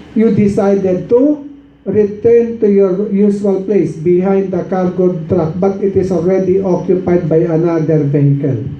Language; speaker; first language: English; non-native, local second language; Filipino